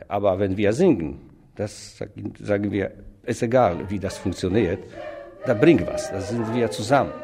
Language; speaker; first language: German; non-native, learner; Polish